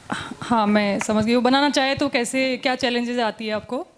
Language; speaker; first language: Hindi; native; Hindi